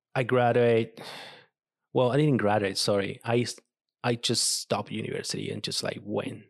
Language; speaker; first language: English; non-native, fluent; Spanish